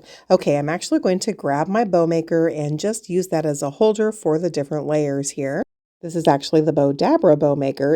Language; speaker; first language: English; native; English